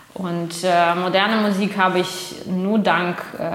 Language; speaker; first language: German; non-native, fluent; Russian